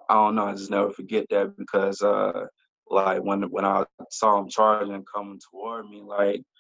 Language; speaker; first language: English; native; English